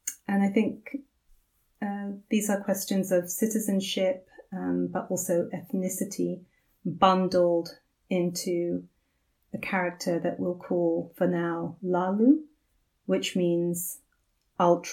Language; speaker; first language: English; native; English